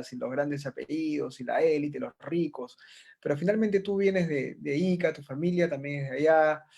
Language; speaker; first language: Spanish; native; Spanish